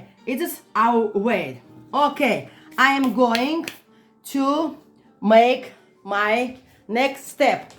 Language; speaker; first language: English; non-native, learner; Russian